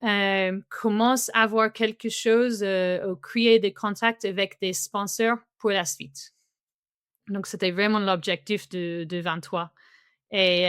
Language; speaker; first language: French; non-native, fluent; English